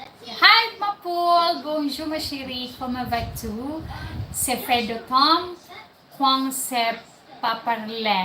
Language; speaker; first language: French; non-native, learner; Cebuano